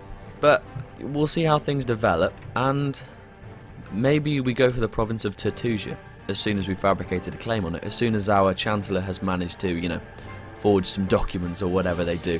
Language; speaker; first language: English; native; English